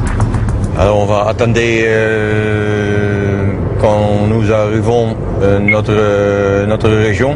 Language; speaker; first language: French; non-native, learner; Dutch